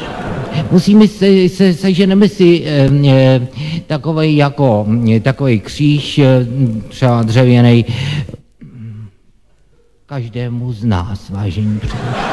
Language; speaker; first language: Czech; native; Czech